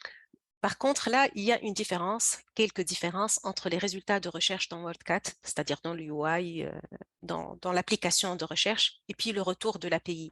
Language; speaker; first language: French; native; French